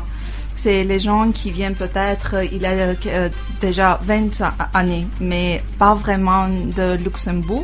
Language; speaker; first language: French; non-native, learner; Armenian